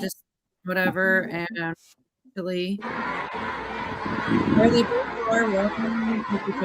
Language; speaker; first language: English; native; English